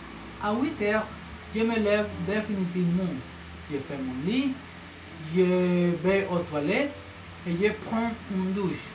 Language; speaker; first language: French; non-native, learner; Spanish